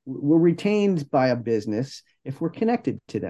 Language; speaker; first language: English; native; English